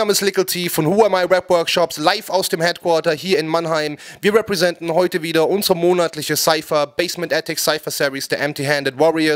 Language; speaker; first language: German; native; German